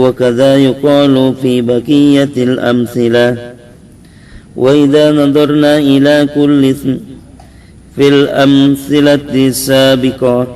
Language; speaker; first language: Arabic; non-native, learner; Indonesian